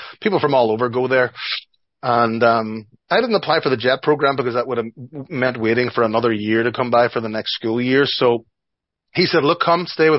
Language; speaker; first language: English; native; English